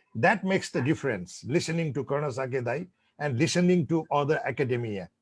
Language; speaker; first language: English; non-native, local second language; Nepali